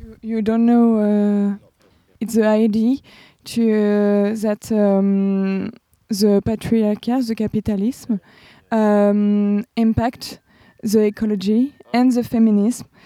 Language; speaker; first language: English; non-native, learner; French